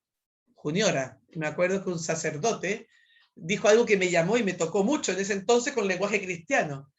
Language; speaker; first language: Spanish; native; Spanish